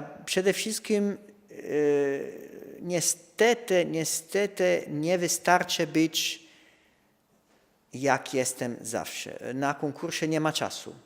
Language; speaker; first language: Polish; non-native, fluent; Italian